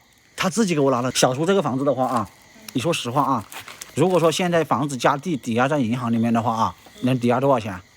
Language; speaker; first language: Chinese; native; Chinese